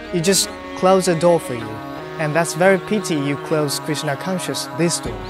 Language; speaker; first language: English; non-native, learner; Chinese